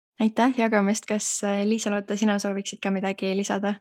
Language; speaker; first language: Estonian; native; Estonian